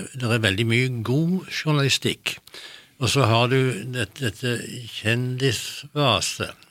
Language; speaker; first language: Norwegian; native; Norwegian